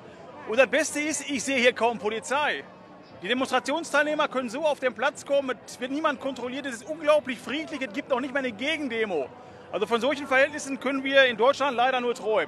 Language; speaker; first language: German; native; German